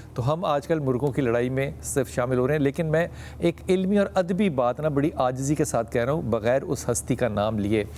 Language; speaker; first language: Urdu; native; Urdu